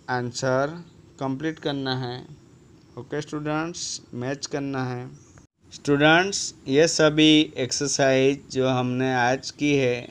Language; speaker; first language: Hindi; non-native, local second language; Gujarati